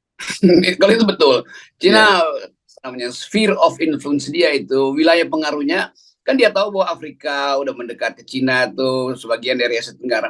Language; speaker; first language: Indonesian; native; Indonesian